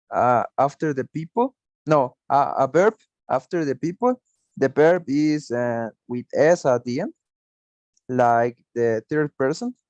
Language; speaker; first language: English; non-native, learner; Spanish